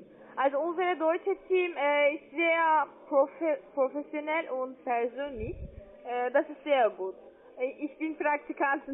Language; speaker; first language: German; non-native, learner; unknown